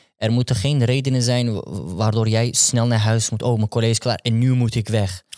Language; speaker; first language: Dutch; early bilingual, other home language; Turkish